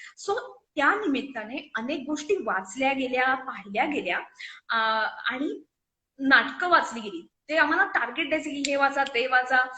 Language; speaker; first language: Marathi; native; Marathi